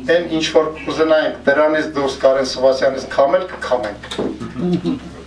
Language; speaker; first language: Armenian; native; Armenian